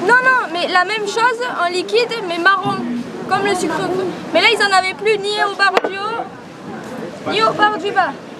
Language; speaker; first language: French; native; French